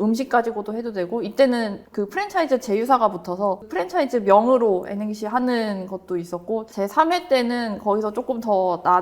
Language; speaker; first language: Korean; native; Korean